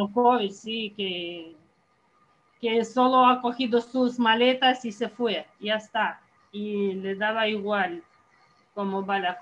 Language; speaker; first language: Spanish; non-native, fluent; Ukrainian